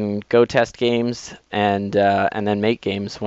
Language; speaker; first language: English; native; English